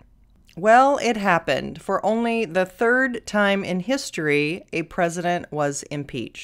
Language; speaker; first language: English; native; English